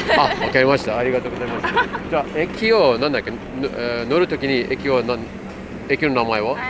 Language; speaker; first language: Japanese; non-native, learner; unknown